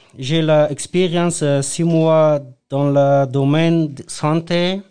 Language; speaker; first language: French; non-native, learner; Persian